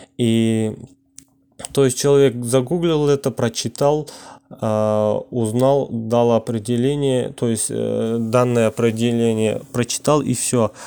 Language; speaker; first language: Russian; non-native, local second language; Kazakh